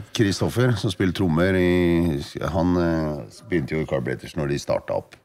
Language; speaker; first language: Norwegian; native; Norwegian